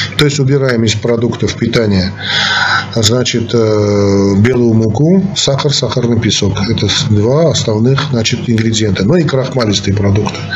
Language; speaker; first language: Russian; non-native, local second language; Armenian